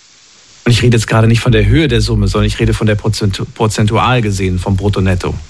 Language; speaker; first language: German; native; German